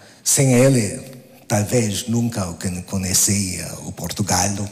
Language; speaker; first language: Portuguese; non-native, learner; Arabic